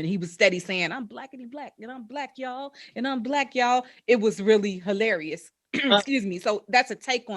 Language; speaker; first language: English; native; English